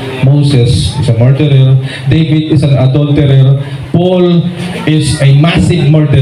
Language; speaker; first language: English; non-native, local second language; Filipino